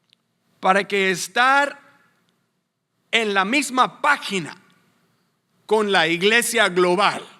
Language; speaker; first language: Spanish; non-native, fluent; English